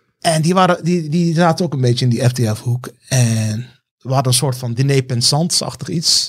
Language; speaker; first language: Dutch; early bilingual, other home language; Turkish